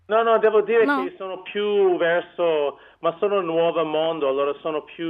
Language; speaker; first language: Italian; non-native, learner; English